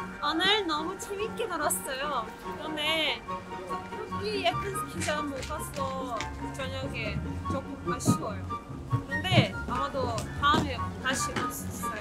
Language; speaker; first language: Korean; non-native, learner; Russian